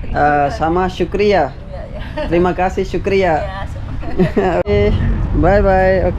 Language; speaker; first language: Indonesian; non-native, learner; Urdu